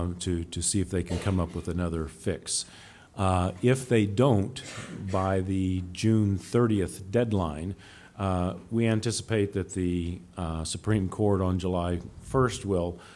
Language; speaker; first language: English; native; English